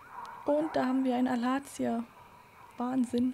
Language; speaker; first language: German; native; German